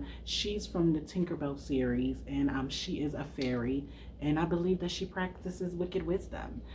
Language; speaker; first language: English; native; English